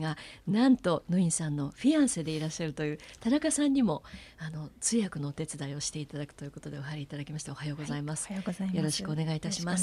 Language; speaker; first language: Japanese; native; Japanese